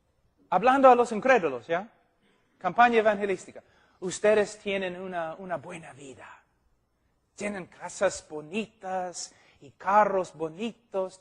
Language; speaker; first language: Spanish; non-native, fluent; English